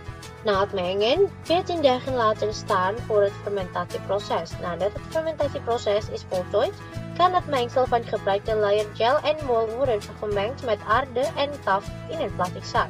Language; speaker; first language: Dutch; non-native, local second language; Indonesian